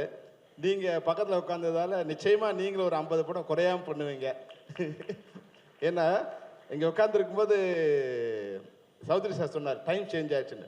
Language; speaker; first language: Tamil; native; Tamil